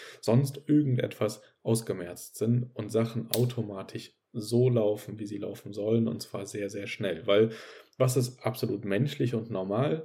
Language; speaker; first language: German; native; German